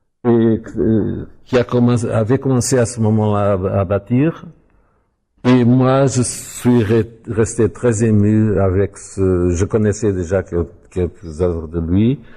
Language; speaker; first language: French; non-native, fluent; Portuguese